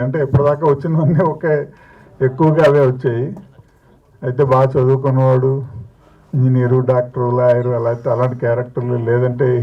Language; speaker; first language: Telugu; native; Telugu